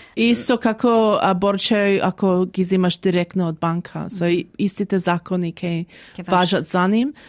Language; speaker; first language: Macedonian; early bilingual, heritage; Macedonian